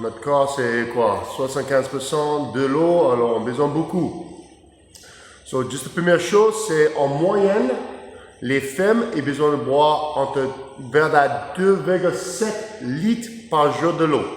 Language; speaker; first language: French; non-native, learner; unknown